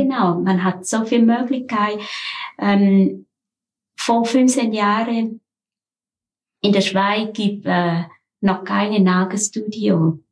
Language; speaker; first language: German; non-native, learner; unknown